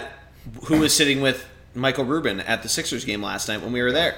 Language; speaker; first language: English; native; English